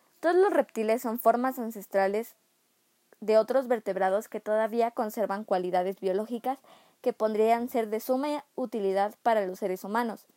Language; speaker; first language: Spanish; native; Spanish